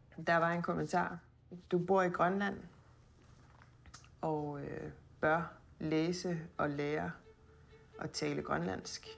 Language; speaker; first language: Danish; native; Danish